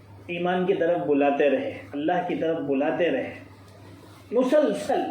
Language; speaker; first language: Urdu; native; Urdu